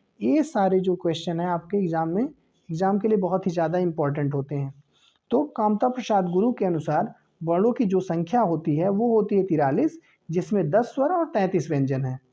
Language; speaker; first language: Hindi; native; Hindi